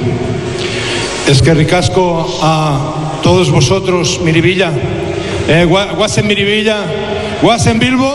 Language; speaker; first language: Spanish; non-native, local second language; Catalan